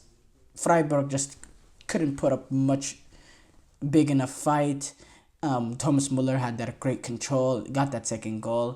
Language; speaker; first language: English; native; English